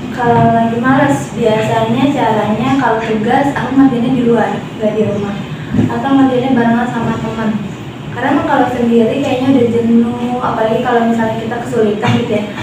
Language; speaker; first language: Indonesian; native; Indonesian